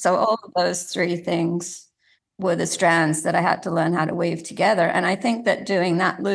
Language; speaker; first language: English; native; English